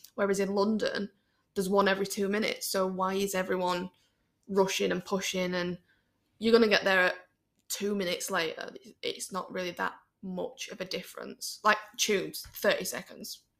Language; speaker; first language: English; native; English